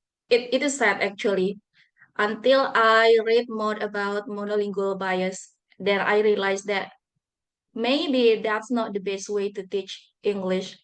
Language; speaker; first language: English; non-native, fluent; Buginese